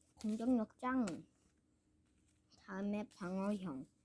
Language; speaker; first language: Korean; native; Korean